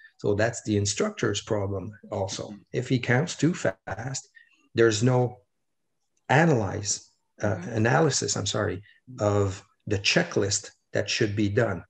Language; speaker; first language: English; non-native, fluent; French